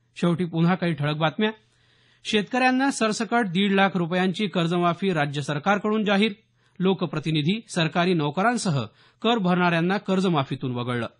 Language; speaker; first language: Marathi; native; Marathi